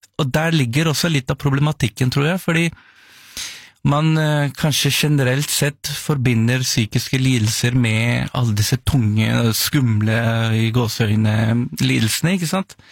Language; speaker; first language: Norwegian; early bilingual, other home language; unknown